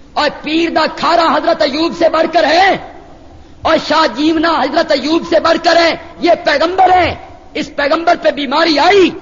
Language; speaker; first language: Urdu; non-native, local second language; Punjabi